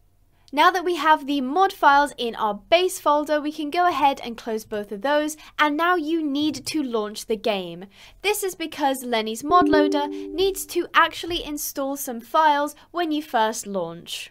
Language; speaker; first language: English; native; English